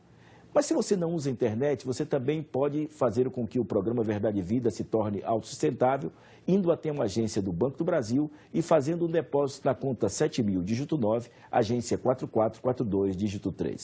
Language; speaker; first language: Portuguese; native; Portuguese